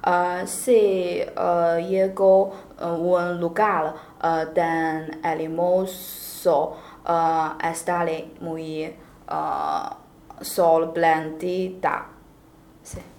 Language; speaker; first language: Spanish; non-native, learner; Chinese